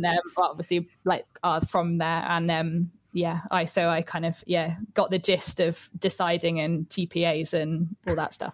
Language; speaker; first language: English; native; English